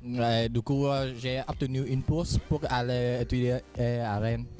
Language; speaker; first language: French; non-native, fluent; Vietnamese